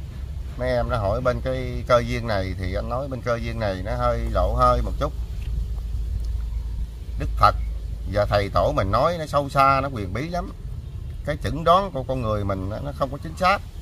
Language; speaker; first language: Vietnamese; native; Vietnamese